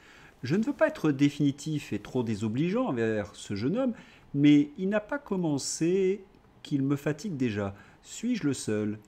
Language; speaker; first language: French; native; French